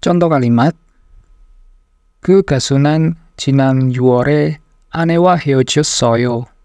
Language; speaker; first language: Korean; non-native, fluent; Indonesian